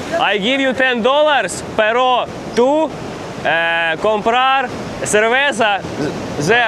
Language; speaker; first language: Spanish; non-native, learner; Ukrainian